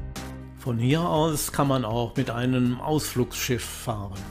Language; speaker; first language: German; native; German